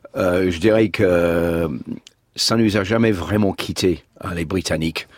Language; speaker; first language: French; non-native, fluent; English